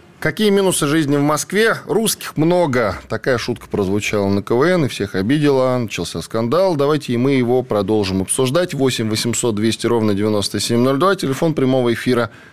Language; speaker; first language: Russian; native; Russian